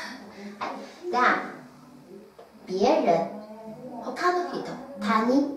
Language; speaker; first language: Japanese; non-native, fluent; Chinese